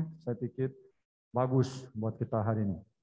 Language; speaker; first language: Indonesian; non-native, learner; Portuguese